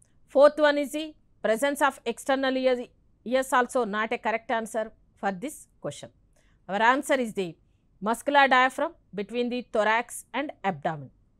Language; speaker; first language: English; non-native, local second language; Telugu